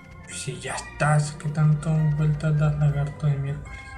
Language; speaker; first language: Spanish; native; Spanish